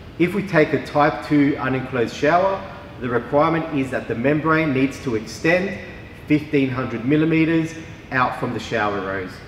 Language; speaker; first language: English; native; English